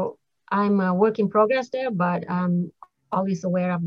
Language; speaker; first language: English; non-native, local second language; Malay